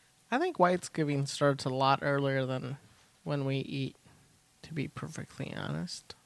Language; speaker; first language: English; early bilingual, other home language; Spanish